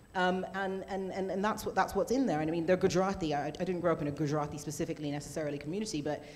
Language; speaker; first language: English; native; English